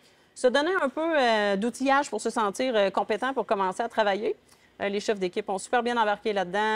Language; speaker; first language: French; native; French